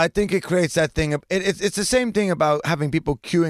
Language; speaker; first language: English; native; English